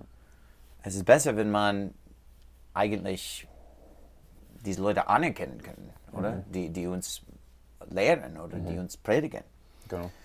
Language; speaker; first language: German; non-native, learner; English